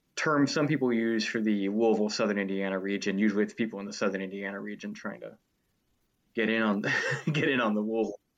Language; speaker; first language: English; native; English